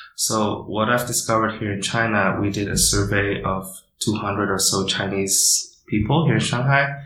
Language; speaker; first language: English; non-native, fluent; Indonesian